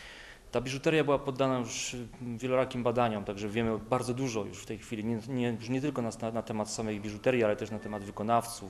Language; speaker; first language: Polish; native; Polish